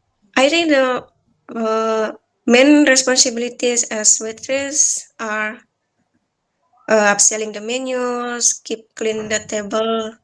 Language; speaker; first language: English; non-native, learner; Balinese